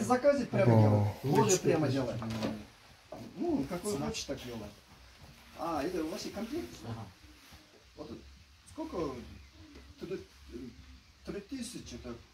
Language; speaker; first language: Russian; non-native, learner; Kyrgyz